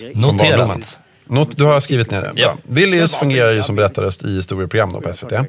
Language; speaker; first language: Swedish; native; Swedish